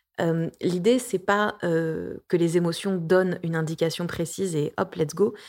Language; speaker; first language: French; native; French